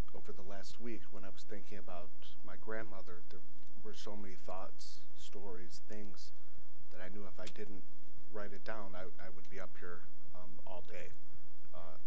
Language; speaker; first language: English; native; English